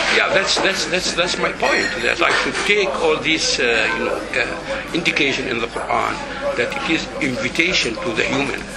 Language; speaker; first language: English; non-native, fluent; Arabic